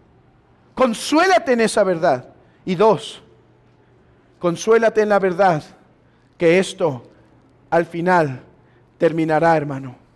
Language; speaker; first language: Spanish; native; Spanish